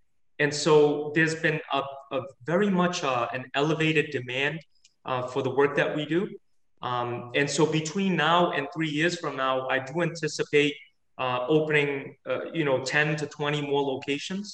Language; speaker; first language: English; native; English